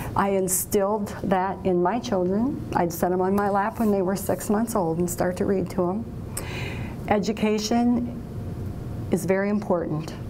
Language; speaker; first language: English; native; English